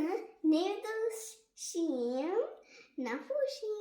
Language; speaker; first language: Albanian; early bilingual, heritage; Albanian